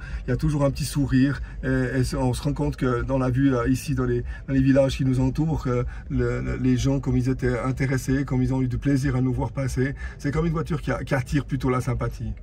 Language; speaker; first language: French; native; French